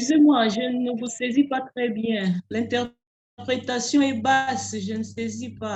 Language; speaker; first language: French; native; French